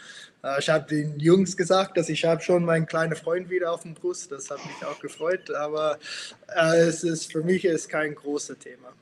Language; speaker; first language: German; non-native, fluent; English